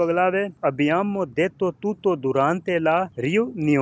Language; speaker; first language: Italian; non-native, fluent; Punjabi